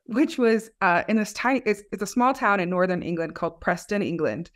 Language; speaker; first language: English; native; English